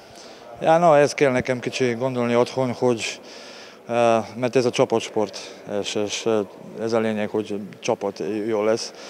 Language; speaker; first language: Hungarian; non-native, learner; Serbian